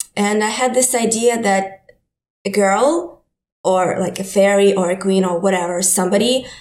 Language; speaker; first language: English; non-native, fluent; Ukrainian